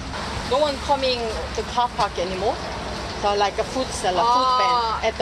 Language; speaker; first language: English; non-native, learner; Korean